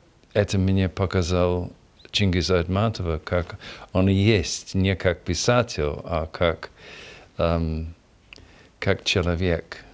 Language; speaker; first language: Russian; non-native, fluent; English